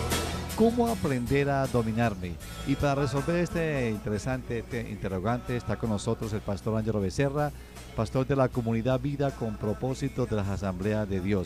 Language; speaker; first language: Spanish; native; Spanish